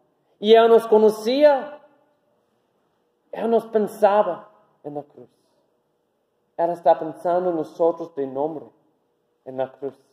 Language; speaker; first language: Spanish; non-native, learner; English